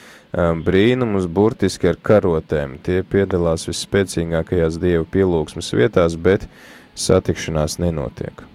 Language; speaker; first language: Latvian; native; Latvian